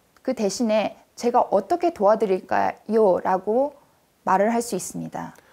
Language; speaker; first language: Korean; native; Korean